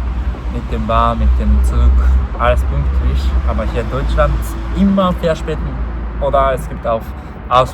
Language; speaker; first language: German; non-native, learner; Japanese